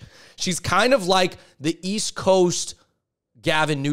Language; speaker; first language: English; native; English